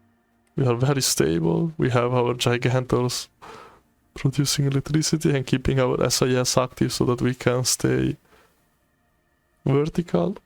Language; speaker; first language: English; non-native, fluent; Italian